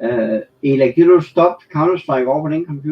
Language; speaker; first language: Danish; native; Danish